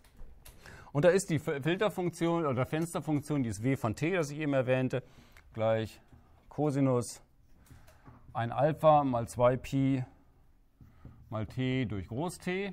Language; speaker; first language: German; native; German